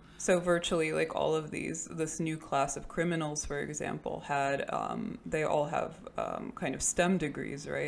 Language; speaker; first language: English; early bilingual, other home language; Russian